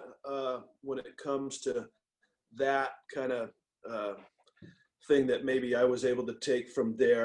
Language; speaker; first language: English; native; English